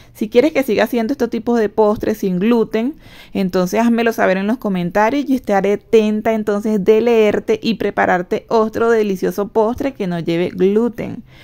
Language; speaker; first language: Spanish; native; Spanish